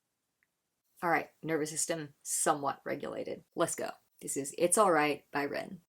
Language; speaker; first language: English; native; English